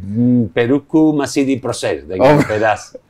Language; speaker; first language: Indonesian; non-native, learner; Spanish